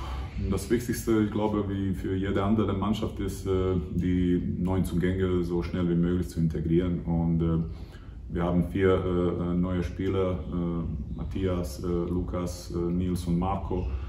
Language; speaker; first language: German; non-native, fluent; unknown